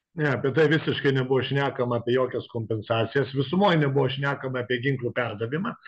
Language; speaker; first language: Lithuanian; native; Lithuanian